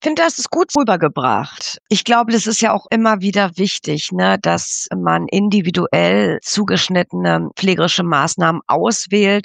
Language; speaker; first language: German; native; German